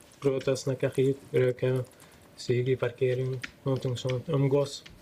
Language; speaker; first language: Swedish; non-native, local second language; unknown